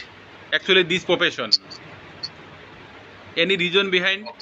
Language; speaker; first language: English; non-native, learner; Bangla